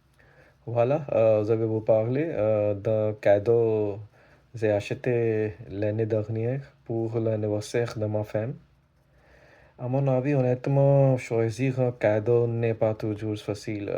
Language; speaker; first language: French; non-native, learner; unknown